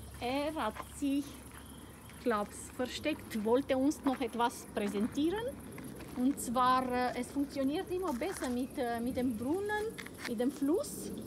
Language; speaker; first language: German; non-native, fluent; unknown